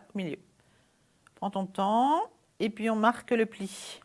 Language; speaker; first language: French; native; French